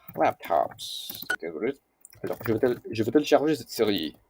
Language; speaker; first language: French; non-native, learner; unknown